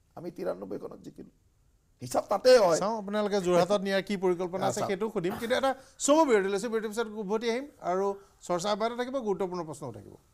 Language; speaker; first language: Assamese; native; Assamese